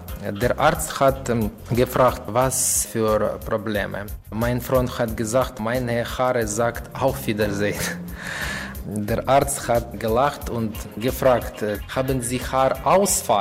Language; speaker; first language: German; non-native, learner; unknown